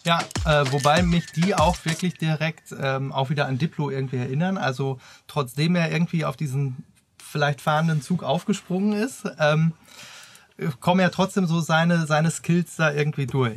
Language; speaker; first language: German; native; German